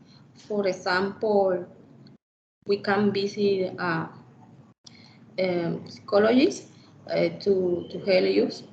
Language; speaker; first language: English; non-native, learner; Spanish